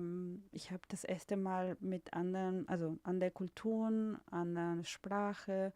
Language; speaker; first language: German; non-native, fluent; Spanish